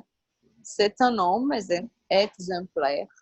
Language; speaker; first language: French; non-native, learner; Portuguese